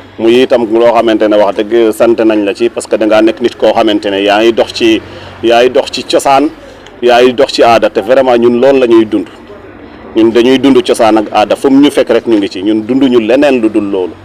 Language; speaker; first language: Wolof; non-native, local second language; Serer